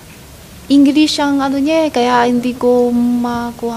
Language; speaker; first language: Filipino; non-native, learner; Chinese